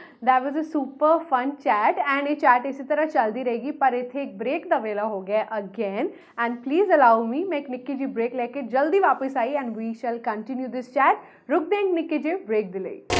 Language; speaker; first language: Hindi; non-native, local second language; Punjabi